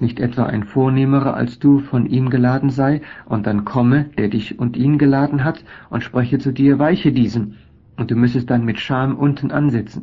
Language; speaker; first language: German; native; German